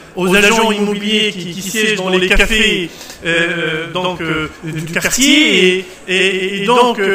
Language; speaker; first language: French; non-native, local second language; Arabic